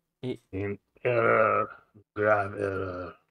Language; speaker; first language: French; non-native, fluent; English